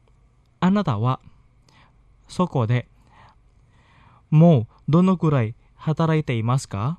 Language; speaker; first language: Japanese; non-native, fluent; Indonesian